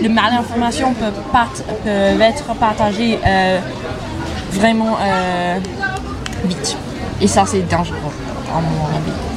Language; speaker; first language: French; non-native, fluent; English